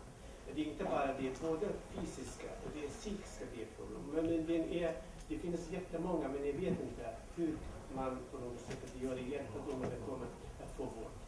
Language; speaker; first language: Swedish; non-native, local second language; Kurdish